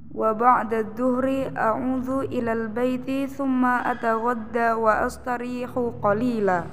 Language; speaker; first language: Arabic; non-native, learner; Indonesian